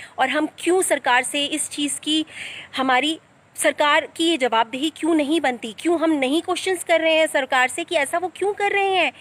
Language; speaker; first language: Hindi; native; Hindi